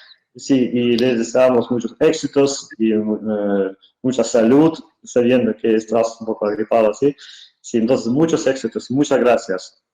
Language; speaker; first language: Spanish; non-native, fluent; Russian